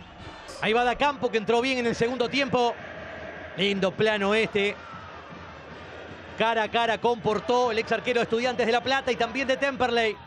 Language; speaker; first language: Spanish; native; Spanish